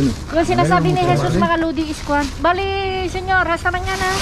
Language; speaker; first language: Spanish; non-native, learner; Filipino